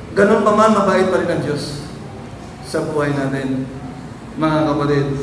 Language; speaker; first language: Filipino; non-native, local second language; Hiligaynon